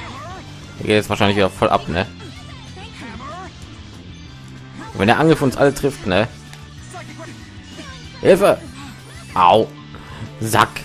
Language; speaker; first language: German; native; German